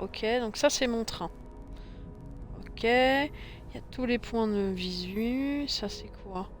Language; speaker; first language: French; native; French